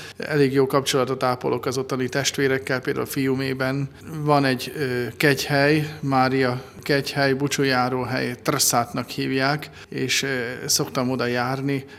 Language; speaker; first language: Hungarian; native; Hungarian